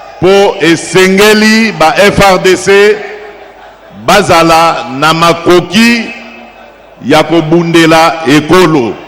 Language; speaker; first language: Lingala; native; Lingala